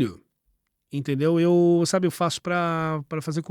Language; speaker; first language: Portuguese; native; Portuguese